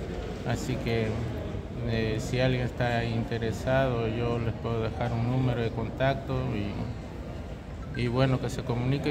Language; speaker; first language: Spanish; non-native, local second language; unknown